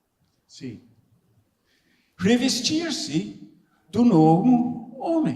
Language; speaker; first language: Portuguese; non-native, fluent; English